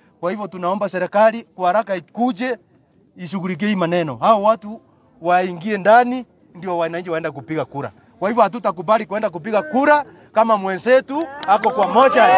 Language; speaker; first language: Swahili; non-native, local second language; Gusii